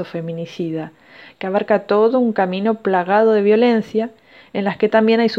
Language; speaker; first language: Spanish; native; Spanish